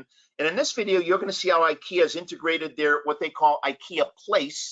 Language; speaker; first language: English; native; English